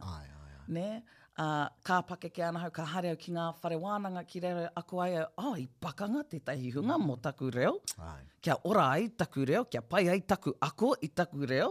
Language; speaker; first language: Māori; non-native, local second language; English